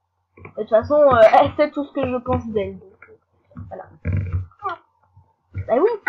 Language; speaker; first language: French; native; French